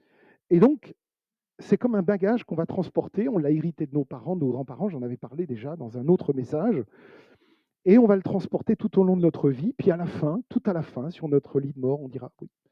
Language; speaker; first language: French; native; French